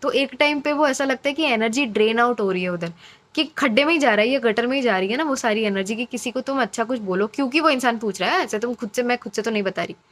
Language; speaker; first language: Hindi; non-native, local second language; Marathi